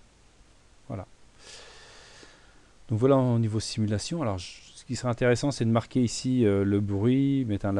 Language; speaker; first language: French; native; French